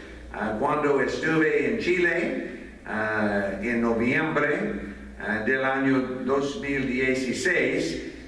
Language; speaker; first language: Spanish; non-native, fluent; English